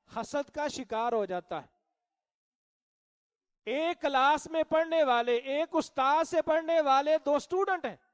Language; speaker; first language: Urdu; non-native, local second language; Punjabi